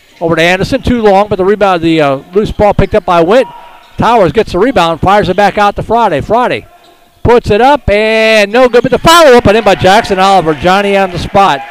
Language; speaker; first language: English; native; English